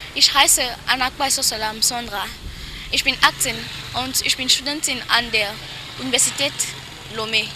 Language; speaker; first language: German; non-native, learner; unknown